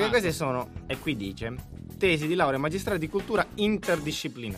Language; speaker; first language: Italian; native; Italian